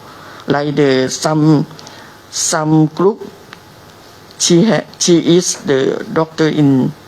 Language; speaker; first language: English; non-native, learner; Thai